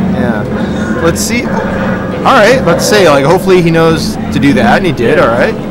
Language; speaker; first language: English; native; English